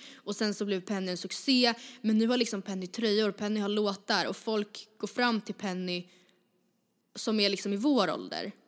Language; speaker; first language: Swedish; native; Swedish